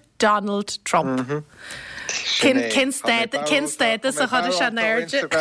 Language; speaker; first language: Irish; native; Irish